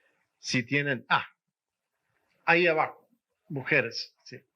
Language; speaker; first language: Spanish; non-native, fluent; Swedish